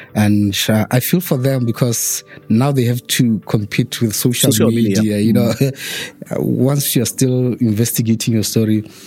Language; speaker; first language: English; non-native, local second language; Tswana